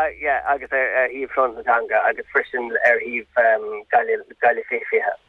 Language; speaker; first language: Irish; non-native, local second language; English